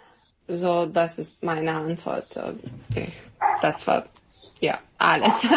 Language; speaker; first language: German; non-native, fluent; Serbian